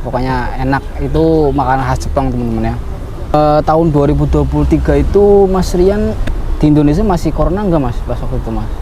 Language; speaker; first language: Indonesian; native; Indonesian